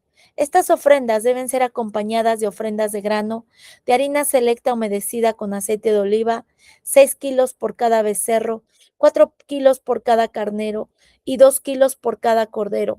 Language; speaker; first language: Spanish; native; Spanish